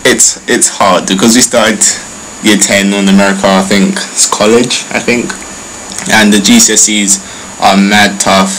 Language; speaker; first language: English; native; English